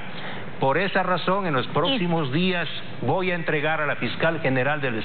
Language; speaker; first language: Spanish; native; Spanish